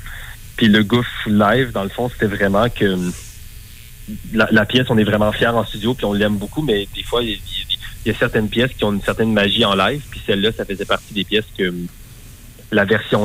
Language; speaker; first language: French; native; French